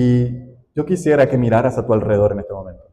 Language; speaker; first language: Spanish; native; Spanish